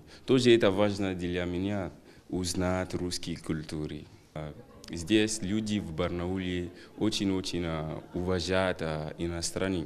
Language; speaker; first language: Russian; non-native, learner; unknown